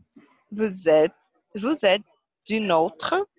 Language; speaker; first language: French; non-native, learner; Portuguese